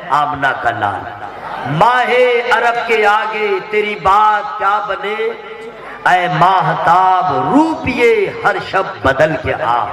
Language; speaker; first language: Urdu; native; Urdu